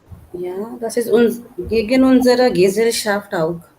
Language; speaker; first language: German; non-native, learner; Hindi